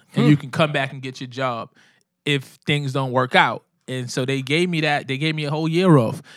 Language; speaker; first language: English; native; English